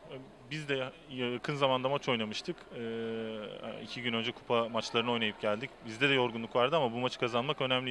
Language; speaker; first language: Turkish; native; Turkish